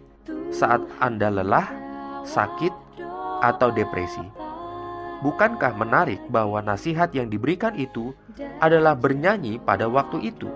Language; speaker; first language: Indonesian; native; Indonesian